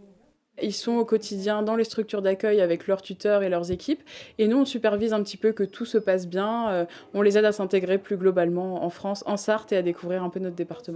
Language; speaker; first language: French; native; French